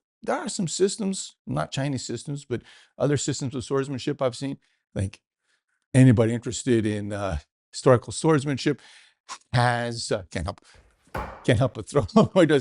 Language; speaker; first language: English; native; English